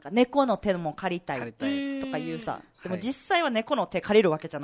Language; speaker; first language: Japanese; native; Japanese